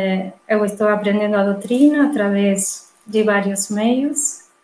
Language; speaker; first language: Portuguese; non-native, fluent; Spanish